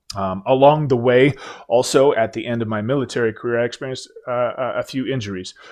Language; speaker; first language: English; native; English